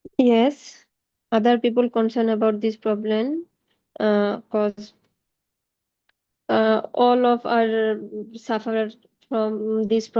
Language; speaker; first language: English; non-native, learner; Bangla